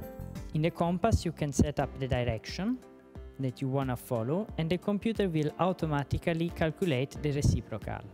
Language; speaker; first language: English; non-native, fluent; Italian